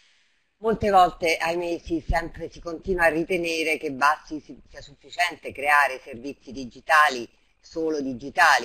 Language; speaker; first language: Italian; native; Italian